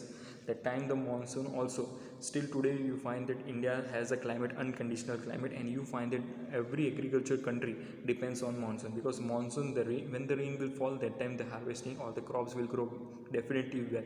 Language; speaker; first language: English; non-native, local second language; Hindi